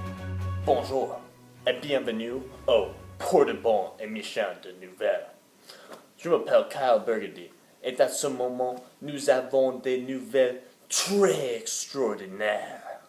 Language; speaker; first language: French; non-native, learner; English